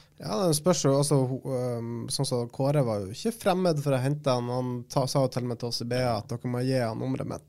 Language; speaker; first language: Norwegian; native; Norwegian